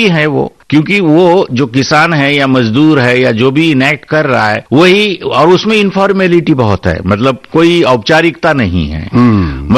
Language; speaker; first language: Hindi; non-native, local second language; Marathi